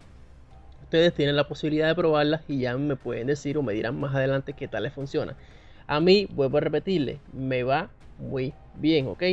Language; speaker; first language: Spanish; native; Spanish